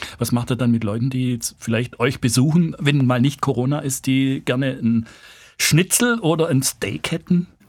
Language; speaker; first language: German; native; German